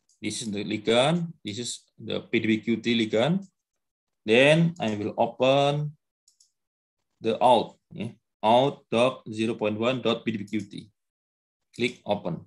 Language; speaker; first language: English; non-native, learner; Indonesian